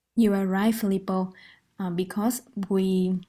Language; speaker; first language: English; non-native, fluent; Vietnamese